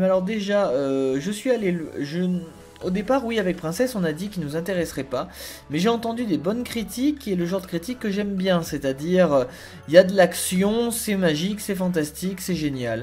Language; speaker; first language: French; native; French